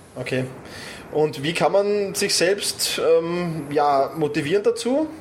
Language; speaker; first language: German; native; German